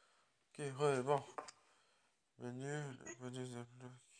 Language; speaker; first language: French; native; French